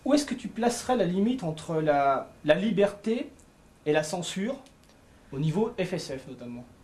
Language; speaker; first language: French; native; French